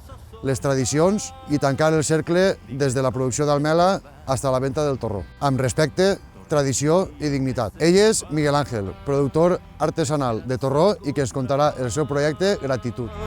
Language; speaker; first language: Catalan; native; Catalan